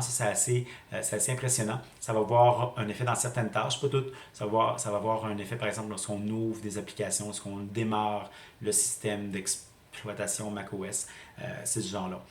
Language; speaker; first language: French; native; French